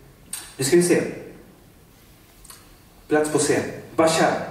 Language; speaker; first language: Swedish; non-native, fluent; Spanish